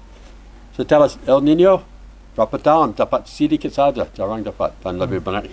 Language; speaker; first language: Indonesian; non-native, learner; English